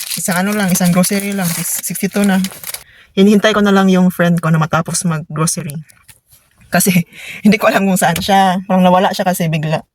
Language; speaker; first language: Filipino; non-native, local second language; Cebuano